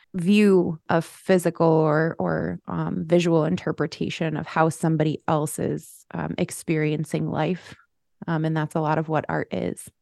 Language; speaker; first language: English; native; English